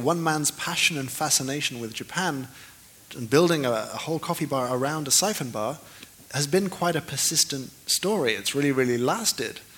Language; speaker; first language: English; native; English